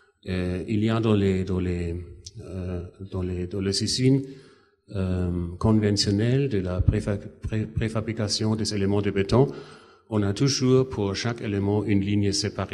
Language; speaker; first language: French; non-native, fluent; German